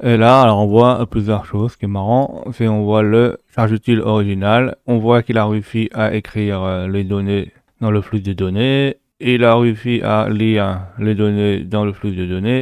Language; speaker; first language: French; native; French